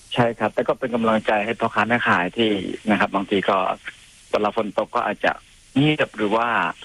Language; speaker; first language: Thai; non-native, fluent; Khmer